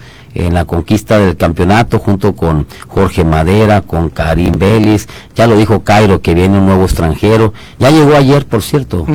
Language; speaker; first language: Spanish; native; Spanish